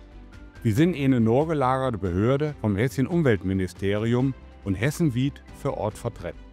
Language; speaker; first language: German; native; German